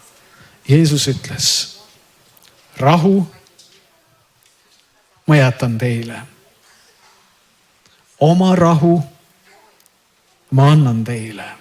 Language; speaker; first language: Estonian; native; Estonian